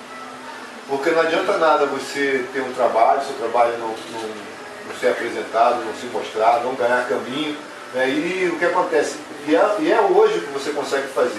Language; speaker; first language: Portuguese; native; Portuguese